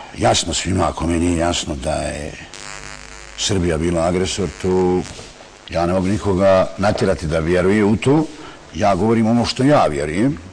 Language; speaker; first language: Bosnian; native; Bosnian